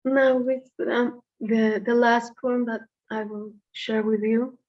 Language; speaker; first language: English; non-native, fluent; Spanish